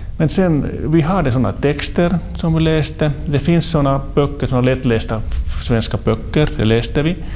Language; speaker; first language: Swedish; non-native, local second language; Finnish